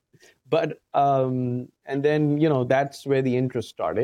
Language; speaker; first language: English; non-native, local second language; Urdu